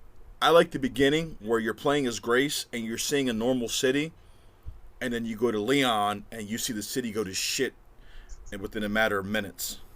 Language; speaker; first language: English; native; English